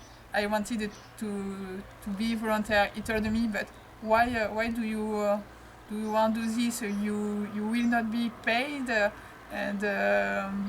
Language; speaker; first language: English; non-native, learner; French